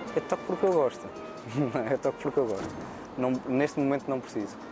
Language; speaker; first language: Portuguese; native; Portuguese